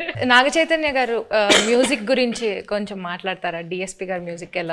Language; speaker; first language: Telugu; native; Telugu